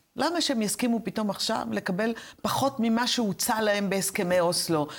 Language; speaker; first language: Hebrew; native; Hebrew